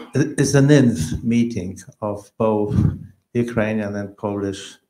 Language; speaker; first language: English; non-native, fluent; Polish